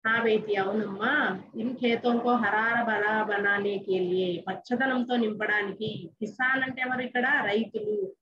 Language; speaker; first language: Hindi; non-native, local second language; Telugu